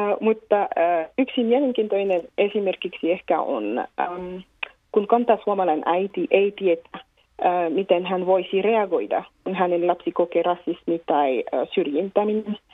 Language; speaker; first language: Finnish; non-native, fluent; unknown